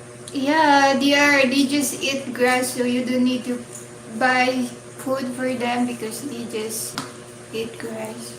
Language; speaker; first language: English; non-native, local second language; Filipino